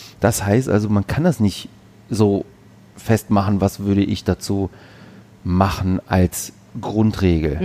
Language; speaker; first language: German; early bilingual, other home language; Greek